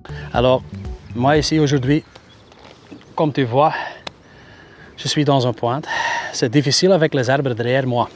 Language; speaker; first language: French; non-native, local second language; Dutch